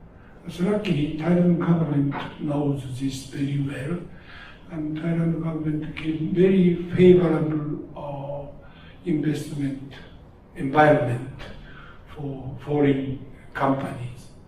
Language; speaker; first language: English; non-native, learner; Japanese